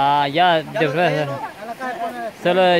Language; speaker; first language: Spanish; native; Spanish